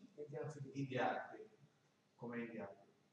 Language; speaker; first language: Italian; non-native, learner; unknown